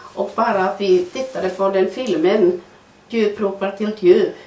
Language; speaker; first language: Swedish; non-native, fluent; Finnish